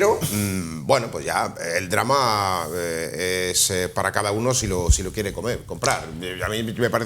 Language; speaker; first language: Spanish; native; Spanish